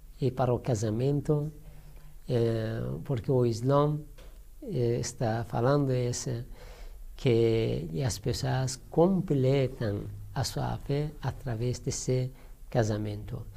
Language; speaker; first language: Portuguese; non-native, learner; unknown